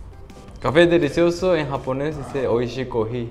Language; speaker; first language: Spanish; non-native, fluent; Japanese